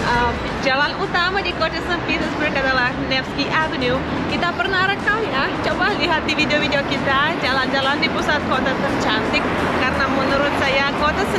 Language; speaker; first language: Indonesian; non-native, fluent; Russian